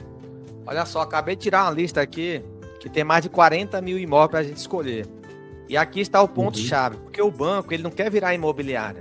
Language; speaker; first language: Portuguese; native; Portuguese